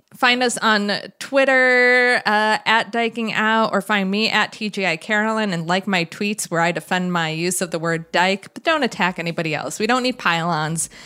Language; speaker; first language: English; native; English